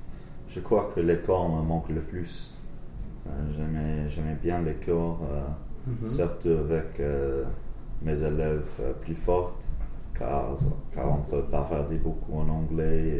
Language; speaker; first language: French; non-native, learner; English